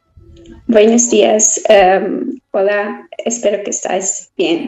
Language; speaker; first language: Spanish; non-native, learner; Persian